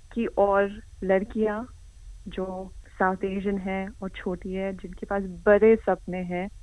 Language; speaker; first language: Hindi; early bilingual, heritage; Hindi